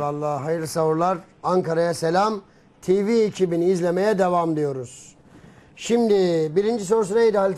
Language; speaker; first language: Turkish; native; Turkish